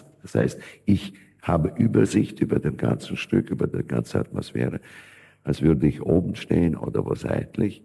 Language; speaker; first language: German; non-native, fluent; Russian